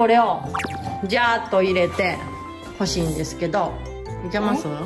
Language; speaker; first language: Japanese; native; Japanese